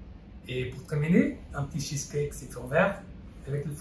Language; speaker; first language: French; non-native, fluent; Portuguese